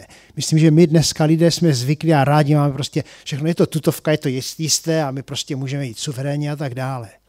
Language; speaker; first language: Czech; native; Czech